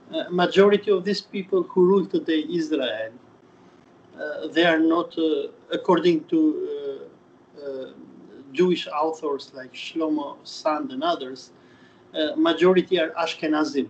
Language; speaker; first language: English; non-native, fluent; Albanian